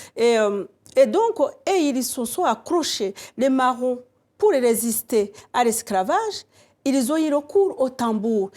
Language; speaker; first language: French; non-native, local second language; Kinyarwanda